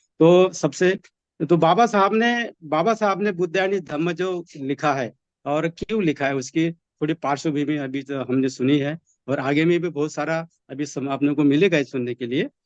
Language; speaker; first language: Hindi; non-native, local second language; Marathi